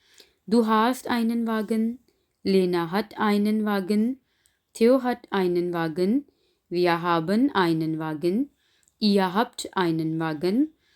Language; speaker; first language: German; non-native, fluent; Urdu